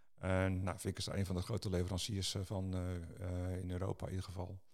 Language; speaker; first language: Dutch; native; Dutch